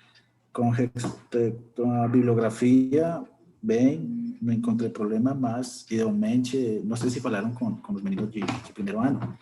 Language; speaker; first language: Portuguese; non-native, fluent; Spanish